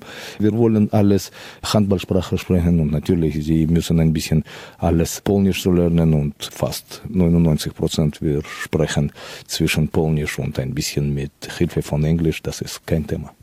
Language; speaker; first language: German; non-native, fluent; Russian